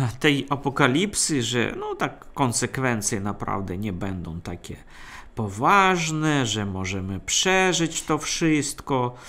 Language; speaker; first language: Polish; non-native, fluent; Russian